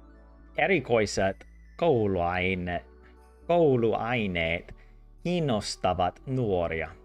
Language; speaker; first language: Finnish; non-native, learner; English